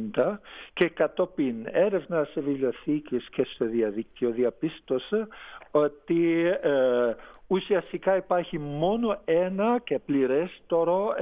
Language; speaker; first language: Greek; non-native, fluent; German